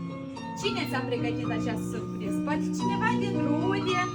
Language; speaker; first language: Romanian; non-native, local second language; Russian